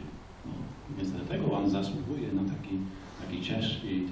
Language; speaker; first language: Polish; non-native, fluent; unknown